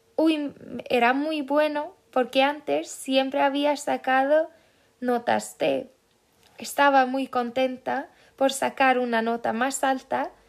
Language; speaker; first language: Spanish; non-native, fluent; Swedish